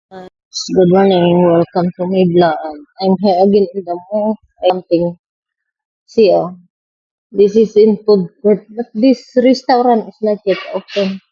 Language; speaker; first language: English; non-native, local second language; Filipino